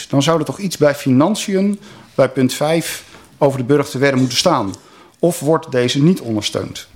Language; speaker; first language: Dutch; native; Dutch